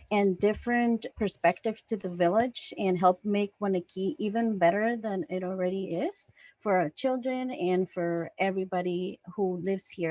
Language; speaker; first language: English; non-native, fluent; Spanish